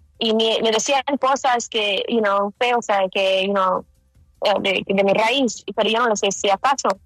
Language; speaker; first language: Spanish; early bilingual, heritage; Spanish